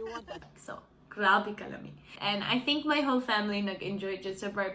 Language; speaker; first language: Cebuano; non-native, learner; English